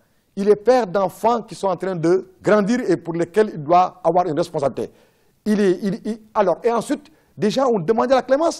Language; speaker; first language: French; non-native, local second language; Wolof